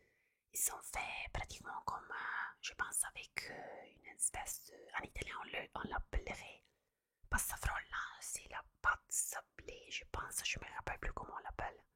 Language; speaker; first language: French; non-native, fluent; Italian